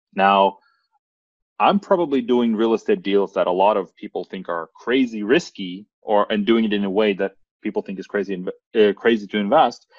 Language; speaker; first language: English; non-native, fluent; Norwegian